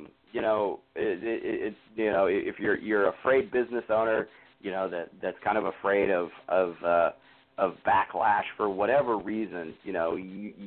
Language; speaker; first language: English; native; English